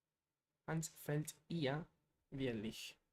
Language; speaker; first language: German; non-native, learner; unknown